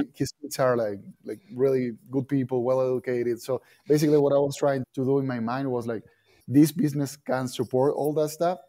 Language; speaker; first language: English; non-native, fluent; Spanish